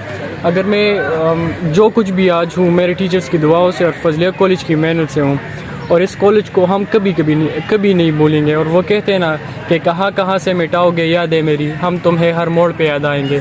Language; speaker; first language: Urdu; non-native, local second language; Pashto